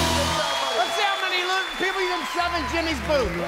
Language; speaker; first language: English; native; English